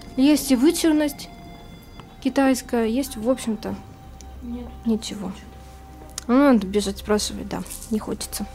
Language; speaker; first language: Russian; native; Russian